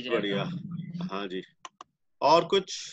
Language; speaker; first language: Hindi; native; Hindi